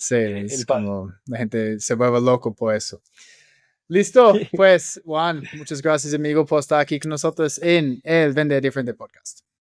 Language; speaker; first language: Spanish; non-native, fluent; English